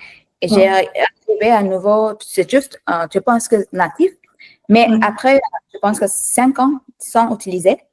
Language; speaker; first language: French; non-native, learner; Thai